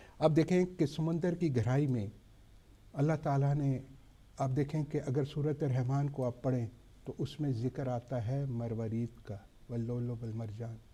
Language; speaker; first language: Urdu; native; Urdu